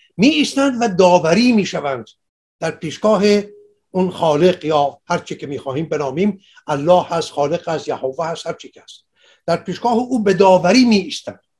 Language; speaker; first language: Persian; non-native, local second language; Assyrian Neo-Aramaic